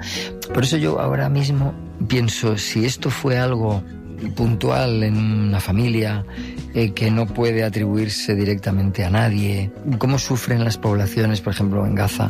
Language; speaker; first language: Spanish; native; Spanish